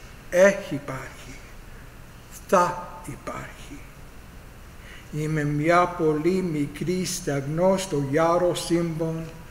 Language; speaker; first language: Greek; non-native, learner; English